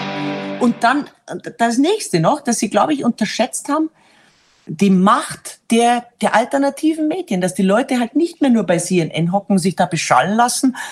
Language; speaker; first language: German; native; German